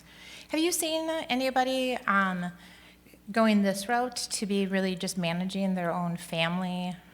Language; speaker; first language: English; native; English